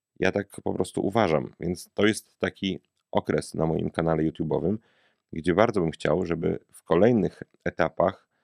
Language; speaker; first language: Polish; native; Polish